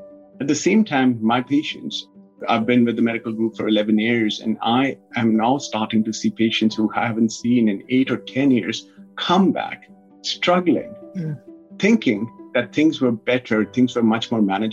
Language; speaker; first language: English; non-native, local second language; Punjabi